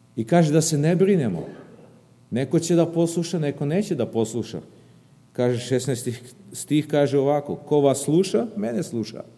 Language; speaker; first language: Serbian; early bilingual, heritage; Serbian